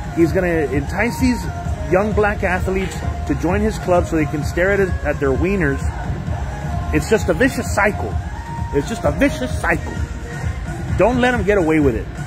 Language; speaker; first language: English; early bilingual, other home language; Spanish